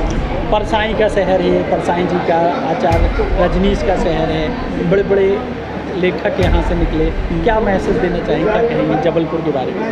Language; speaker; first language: Hindi; native; Hindi